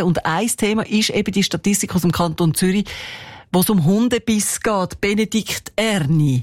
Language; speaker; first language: German; native; German